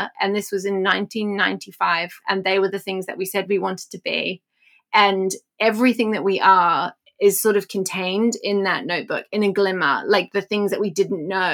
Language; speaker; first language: English; native; English